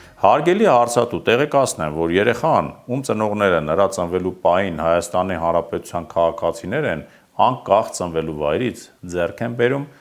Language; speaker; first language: Armenian; native; Armenian